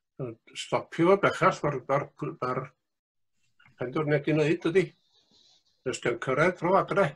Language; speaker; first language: Welsh; native; Welsh